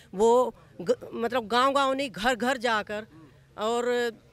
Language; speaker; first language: Hindi; native; Hindi